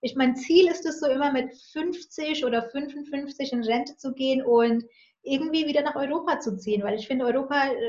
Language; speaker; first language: German; non-native, fluent; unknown